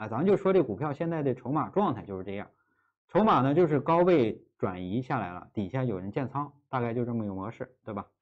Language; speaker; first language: Chinese; native; Chinese